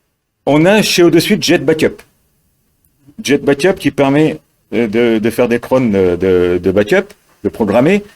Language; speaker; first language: French; native; French